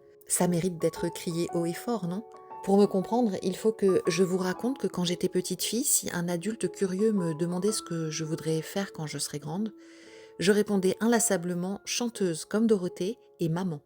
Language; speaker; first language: French; native; French